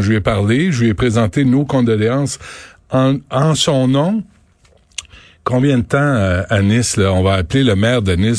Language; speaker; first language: French; native; French